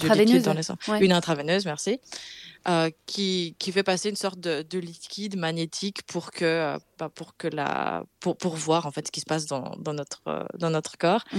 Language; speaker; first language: French; native; French